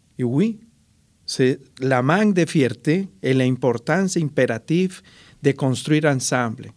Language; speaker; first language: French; non-native, fluent; Spanish